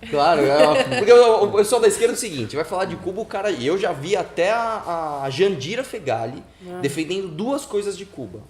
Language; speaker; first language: Portuguese; native; Portuguese